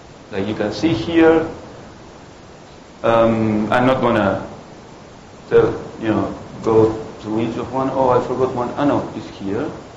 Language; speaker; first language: English; non-native, fluent; Spanish